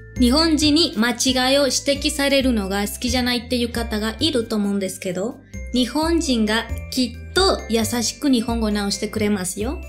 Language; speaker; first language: Japanese; non-native, fluent; Spanish